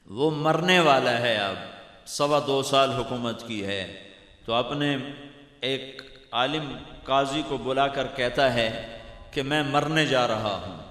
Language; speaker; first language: Urdu; non-native, local second language; Punjabi